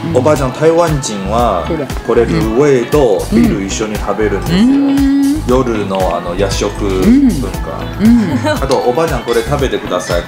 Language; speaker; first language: Japanese; non-native, learner; Chinese